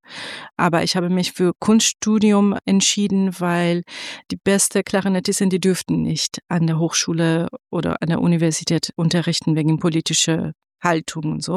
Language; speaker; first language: German; non-native, fluent; Persian